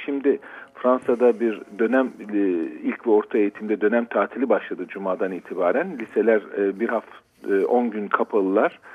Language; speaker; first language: Turkish; native; Turkish